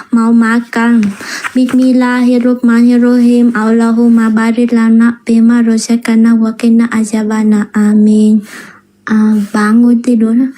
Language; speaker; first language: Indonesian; non-native, learner; Vietnamese